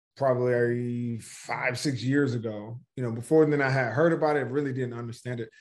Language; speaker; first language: English; native; English